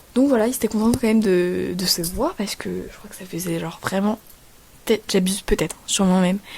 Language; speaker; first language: French; native; French